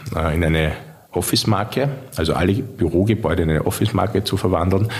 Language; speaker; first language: German; native; German